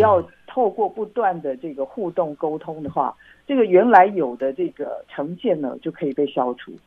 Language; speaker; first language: Chinese; native; Chinese